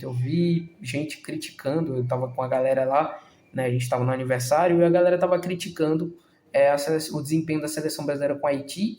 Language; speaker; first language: Portuguese; native; Portuguese